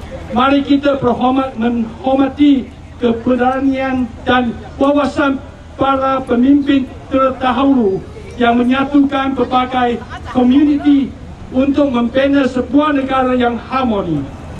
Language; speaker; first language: Malay; non-native, local second language; Chinese